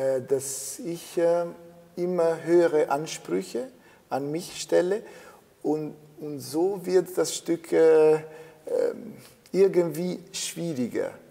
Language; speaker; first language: German; non-native, fluent; Italian